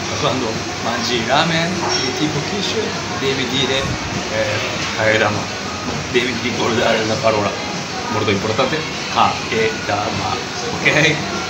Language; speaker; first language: Italian; non-native, learner; Japanese